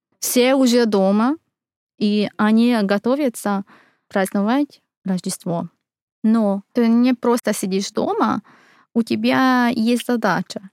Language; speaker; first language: Russian; non-native, fluent; Hungarian